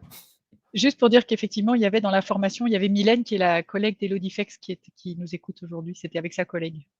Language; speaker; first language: French; native; French